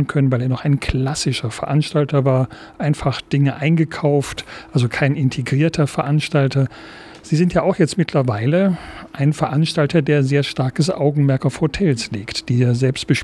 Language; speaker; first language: German; native; German